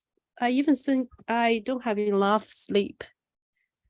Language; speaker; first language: English; non-native, learner; Chinese